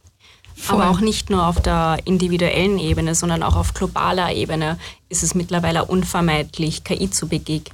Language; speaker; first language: German; native; German